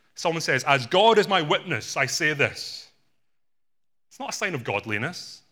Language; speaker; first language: English; native; English